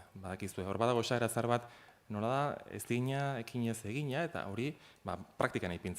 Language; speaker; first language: Basque; native; Basque